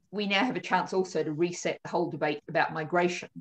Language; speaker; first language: English; native; English